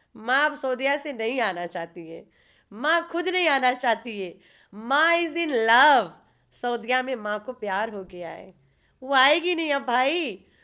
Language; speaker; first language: Urdu; non-native, local second language; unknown